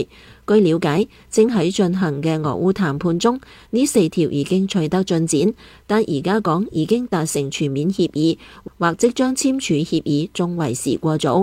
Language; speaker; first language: Chinese; non-native, local second language; Cantonese